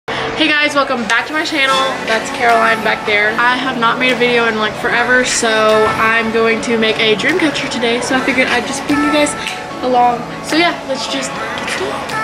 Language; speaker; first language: English; native; English